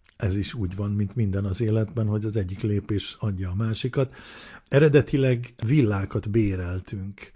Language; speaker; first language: Hungarian; early bilingual, heritage; Hungarian